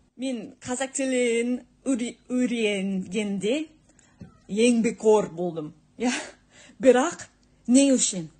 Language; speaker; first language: Kazakh; non-native, learner; English